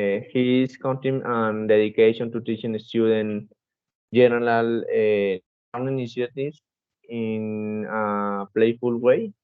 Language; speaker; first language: English; non-native, learner; Spanish